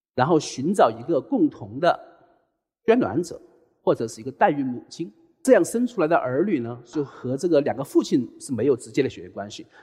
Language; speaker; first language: Chinese; native; Chinese